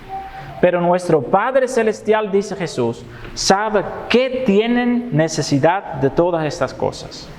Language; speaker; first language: Spanish; non-native, fluent; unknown